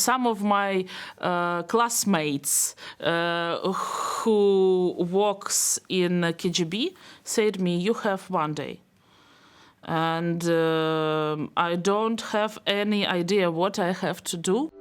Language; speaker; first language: English; non-native, learner; Belarusian